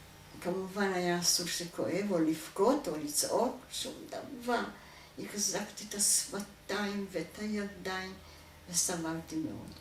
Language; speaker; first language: Hebrew; non-native, fluent; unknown